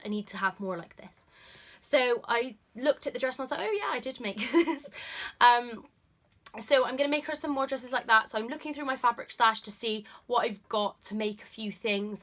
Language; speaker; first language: English; native; English